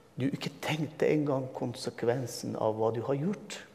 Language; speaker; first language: Norwegian; non-native, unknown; Turkmen